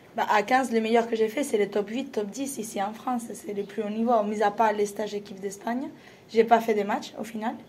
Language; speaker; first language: French; non-native, fluent; Spanish